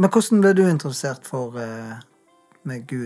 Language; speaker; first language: Norwegian; native; Norwegian